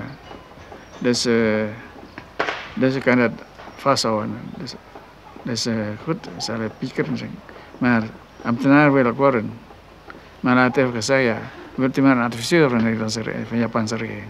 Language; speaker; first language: Dutch; non-native, local second language; Minangkabau